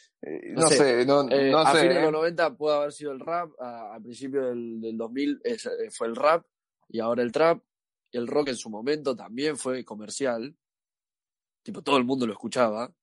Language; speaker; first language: Spanish; native; Spanish